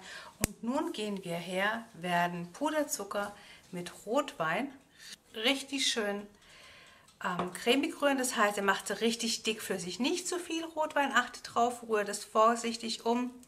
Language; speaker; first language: German; native; German